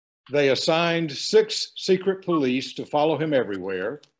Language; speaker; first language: English; native; English